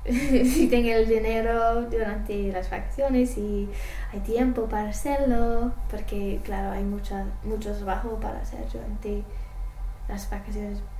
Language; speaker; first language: Spanish; non-native, learner; English